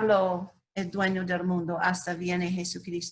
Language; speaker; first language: Spanish; non-native, learner; English